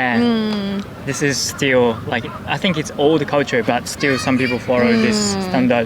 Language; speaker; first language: English; non-native, learner; Japanese